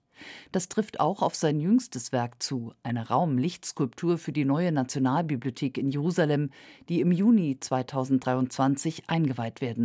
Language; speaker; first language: German; native; German